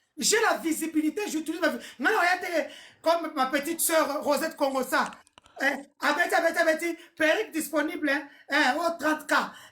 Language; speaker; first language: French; non-native, local second language; Lingala